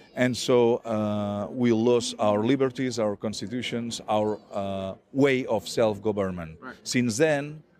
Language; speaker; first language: English; non-native, fluent; Catalan